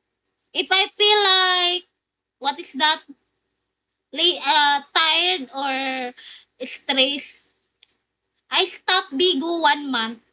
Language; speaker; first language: English; non-native, learner; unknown